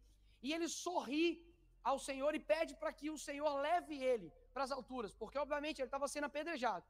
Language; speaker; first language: Portuguese; native; Portuguese